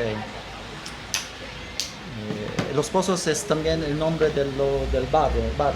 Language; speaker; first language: Spanish; non-native, learner; German